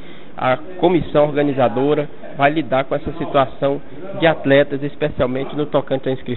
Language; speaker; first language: Portuguese; native; Portuguese